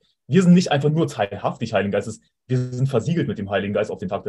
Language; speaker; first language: German; native; German